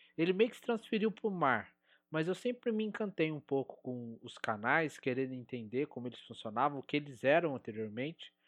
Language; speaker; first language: Portuguese; native; Portuguese